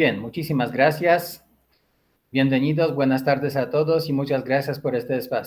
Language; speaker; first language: Spanish; non-native, fluent; Polish